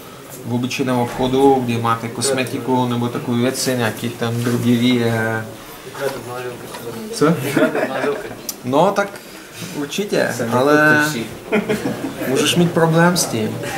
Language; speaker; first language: Czech; non-native, learner; Russian